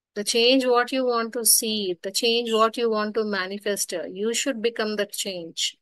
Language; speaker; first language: English; non-native, local second language; Telugu